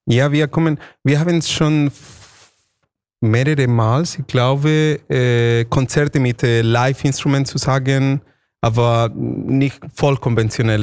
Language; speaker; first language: German; non-native, fluent; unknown